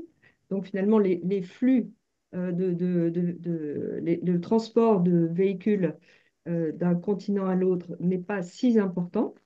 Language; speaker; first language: French; native; French